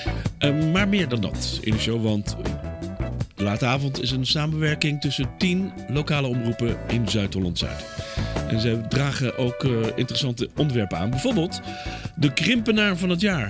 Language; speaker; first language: Dutch; native; Dutch